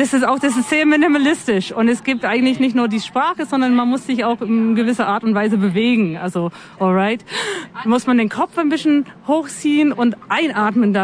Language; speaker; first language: German; non-native, fluent; English